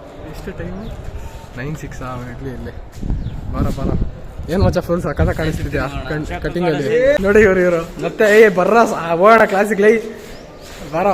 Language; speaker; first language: Kannada; native; Kannada